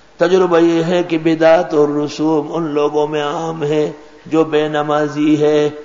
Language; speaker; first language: Urdu; non-native, local second language; Pashto